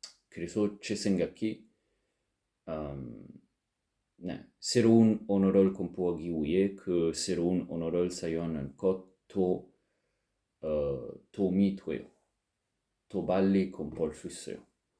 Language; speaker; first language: Korean; non-native, learner; French